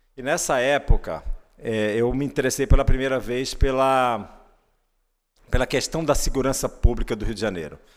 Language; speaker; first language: Portuguese; native; Portuguese